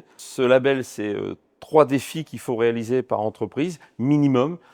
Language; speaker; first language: French; native; French